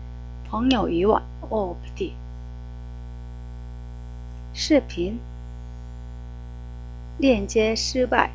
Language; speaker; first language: Chinese; non-native, fluent; Korean